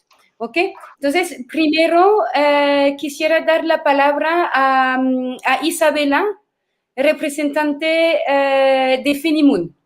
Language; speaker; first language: Spanish; non-native, fluent; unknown